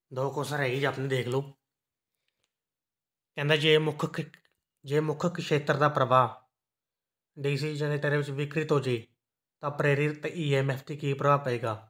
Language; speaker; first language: Hindi; non-native, local second language; Punjabi